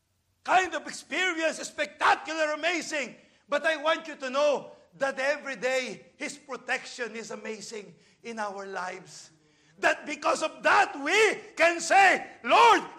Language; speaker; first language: English; non-native, local second language; Filipino